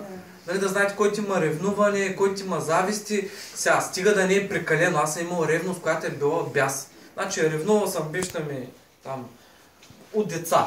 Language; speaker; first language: Bulgarian; native; Bulgarian